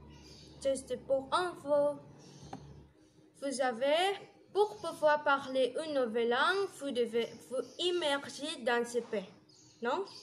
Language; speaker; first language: French; non-native, learner; Indonesian